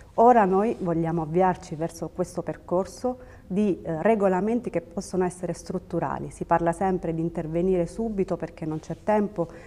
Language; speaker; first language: Italian; early bilingual, other home language; Tigrinya